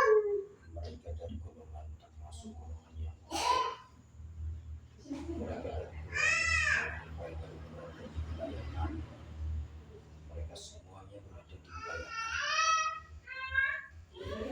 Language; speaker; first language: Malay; non-native, local second language; Javanese